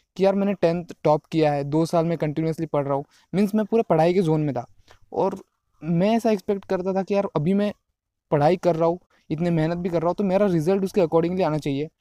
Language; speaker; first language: Hindi; non-native, local second language; Marathi